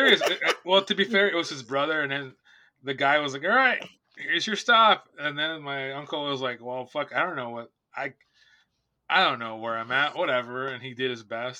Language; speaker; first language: English; native; English